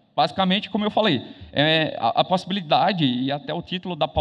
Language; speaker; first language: Portuguese; native; Portuguese